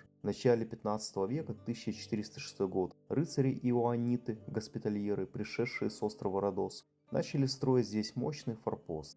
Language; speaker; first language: Russian; native; Russian